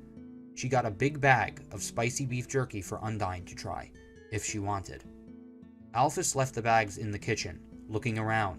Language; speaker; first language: English; native; English